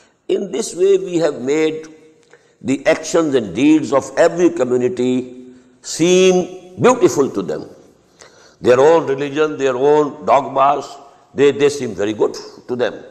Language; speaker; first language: English; non-native, local second language; Urdu